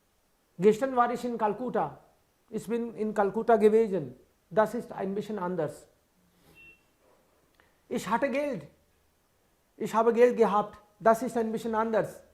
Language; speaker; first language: German; non-native, fluent; Hindi